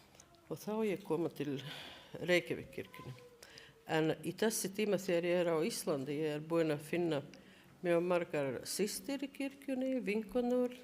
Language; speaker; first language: Icelandic; non-native, learner; Latvian